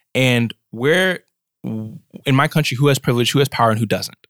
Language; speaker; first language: English; native; English